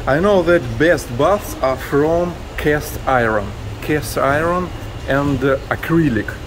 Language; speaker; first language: English; non-native, learner; Russian